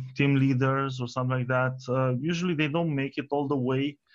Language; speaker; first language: English; non-native, fluent; Romanian